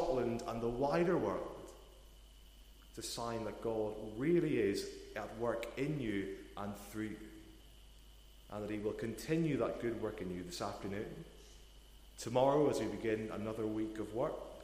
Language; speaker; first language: English; native; English